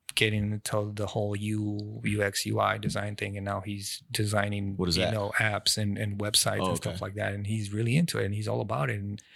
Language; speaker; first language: English; non-native, fluent; Spanish